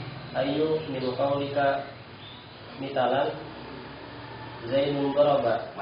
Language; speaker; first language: Arabic; non-native, learner; Indonesian